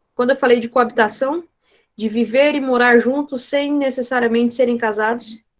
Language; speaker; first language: Portuguese; non-native, fluent; Spanish